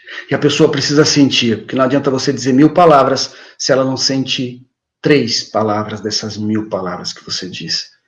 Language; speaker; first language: Portuguese; native; Portuguese